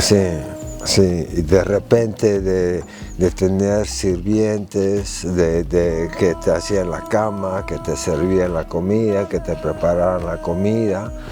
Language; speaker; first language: Spanish; early bilingual, heritage; Spanish